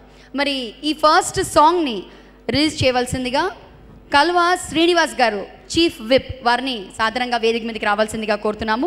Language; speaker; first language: Telugu; native; Telugu